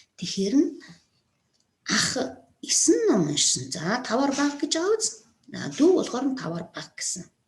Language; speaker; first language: Mongolian; non-native, local second language; Kazakh